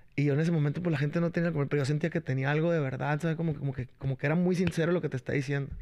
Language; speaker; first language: Spanish; native; Spanish